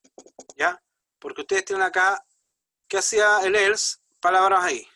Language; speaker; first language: Spanish; native; Spanish